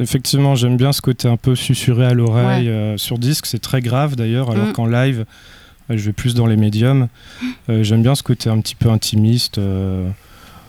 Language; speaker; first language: French; native; French